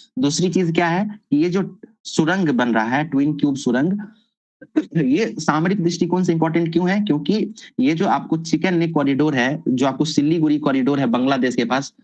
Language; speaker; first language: Hindi; native; Hindi